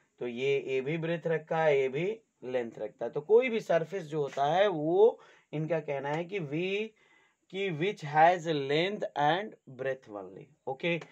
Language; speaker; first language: Hindi; native; Hindi